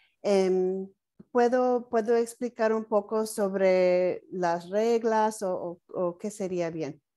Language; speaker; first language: Spanish; non-native, fluent; English